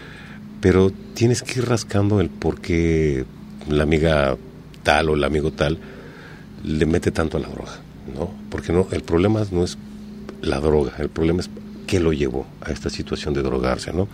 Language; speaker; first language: Spanish; native; Spanish